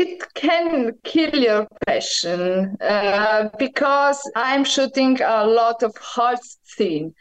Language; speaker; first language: English; non-native, learner; Croatian